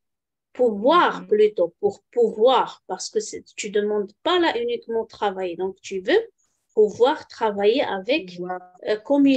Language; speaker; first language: French; non-native, local second language; Arabic